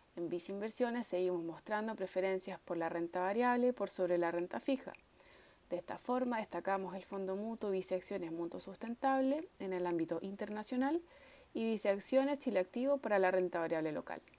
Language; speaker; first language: Spanish; native; Spanish